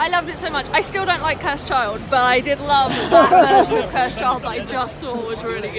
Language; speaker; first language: English; native; English